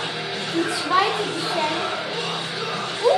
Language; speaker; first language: German; non-native, learner; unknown